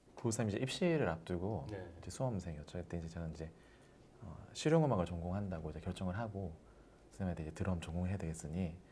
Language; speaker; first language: Korean; native; Korean